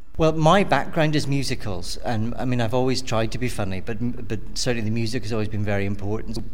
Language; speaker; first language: English; native; English